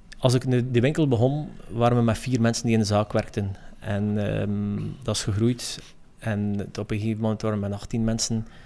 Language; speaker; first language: Dutch; native; Dutch